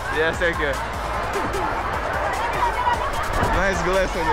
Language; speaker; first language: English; non-native, learner; Russian